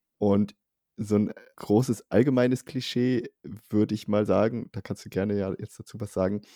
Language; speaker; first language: German; native; German